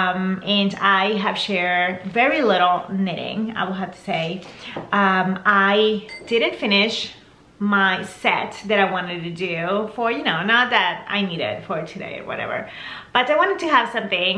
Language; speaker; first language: English; non-native, fluent; Spanish